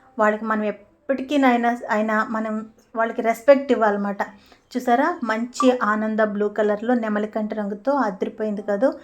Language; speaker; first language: Telugu; native; Telugu